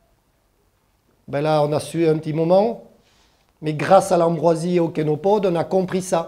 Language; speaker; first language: French; early bilingual, other home language; German